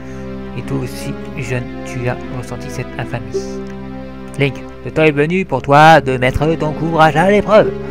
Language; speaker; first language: French; native; French